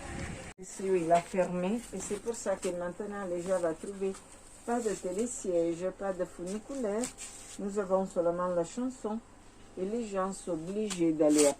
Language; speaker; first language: French; non-native, learner; Italian